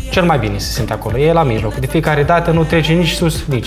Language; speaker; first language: Romanian; native; Romanian